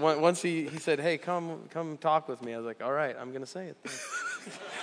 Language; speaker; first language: English; native; English